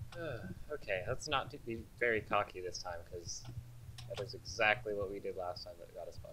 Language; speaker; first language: English; native; English